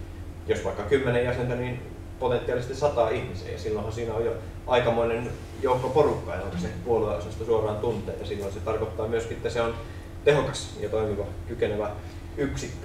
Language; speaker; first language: Finnish; native; Finnish